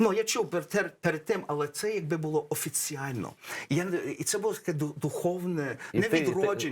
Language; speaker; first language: Ukrainian; early bilingual, heritage; Ukrainian